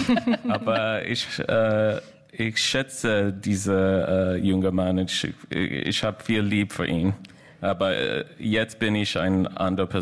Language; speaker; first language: German; non-native, fluent; English